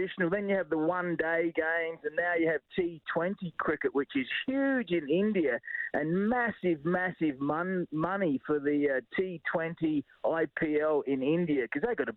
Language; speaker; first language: English; native; English